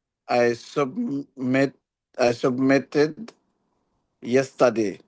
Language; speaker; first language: English; non-native, learner; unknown